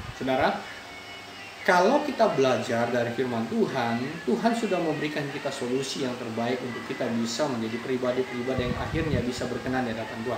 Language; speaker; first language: Indonesian; native; Indonesian